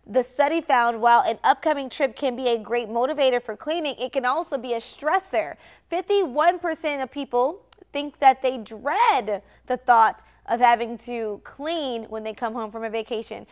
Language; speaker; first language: English; native; English